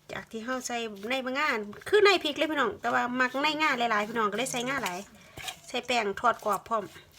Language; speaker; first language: Thai; native; Thai